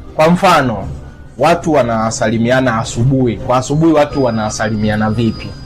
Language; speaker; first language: Swahili; native; Swahili